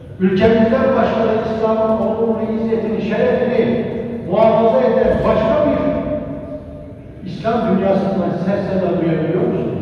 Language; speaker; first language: Turkish; native; Turkish